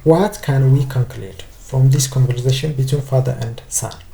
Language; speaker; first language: English; non-native, local second language; Amharic